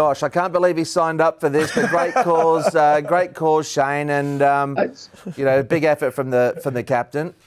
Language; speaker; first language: English; native; English